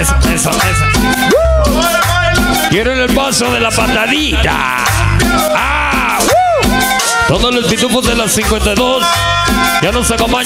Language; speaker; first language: Spanish; native; Spanish